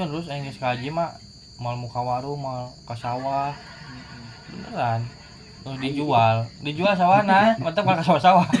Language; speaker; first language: Indonesian; non-native, local second language; Sundanese